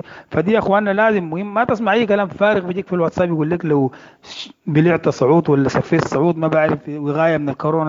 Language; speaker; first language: Arabic; native; Arabic